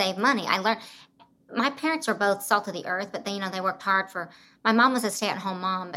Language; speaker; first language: English; native; English